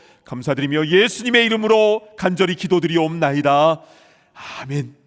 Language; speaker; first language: Korean; native; Korean